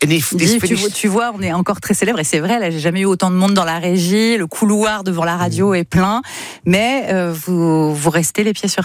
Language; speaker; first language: French; native; French